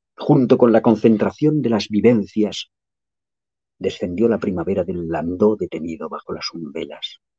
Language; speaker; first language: Spanish; non-native, local second language; Catalan